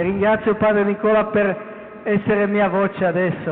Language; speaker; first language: Italian; non-native, fluent; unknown